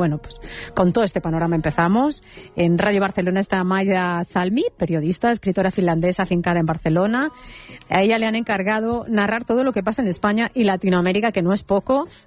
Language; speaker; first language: Spanish; native; Spanish